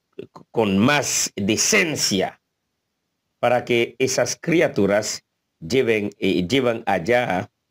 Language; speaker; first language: Spanish; non-native, fluent; Haitian Creole